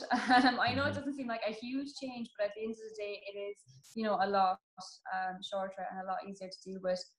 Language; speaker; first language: English; native; English